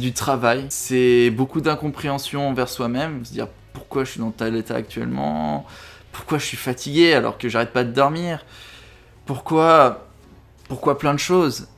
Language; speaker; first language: French; native; French